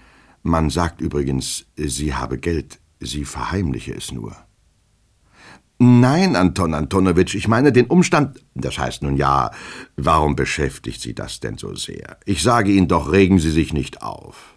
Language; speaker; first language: German; native; German